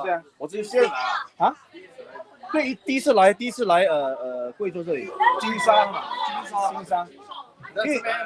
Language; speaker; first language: Chinese; early bilingual, heritage; Chinese